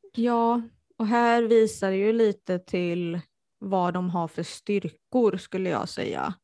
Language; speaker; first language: Swedish; native; Swedish